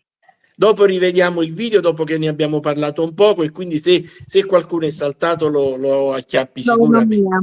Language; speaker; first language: Italian; native; Italian